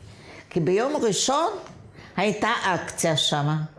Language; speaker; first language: Hebrew; non-native, fluent; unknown